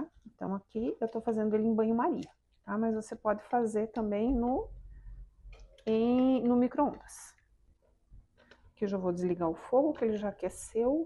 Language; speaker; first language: Portuguese; native; Portuguese